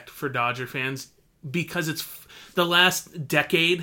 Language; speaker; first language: English; native; English